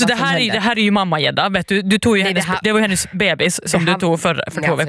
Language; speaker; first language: Swedish; native; Swedish